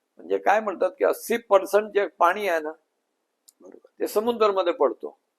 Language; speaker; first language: Marathi; non-native, local second language; Gujarati